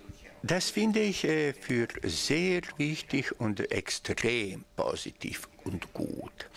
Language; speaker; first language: German; non-native, fluent; Bosnian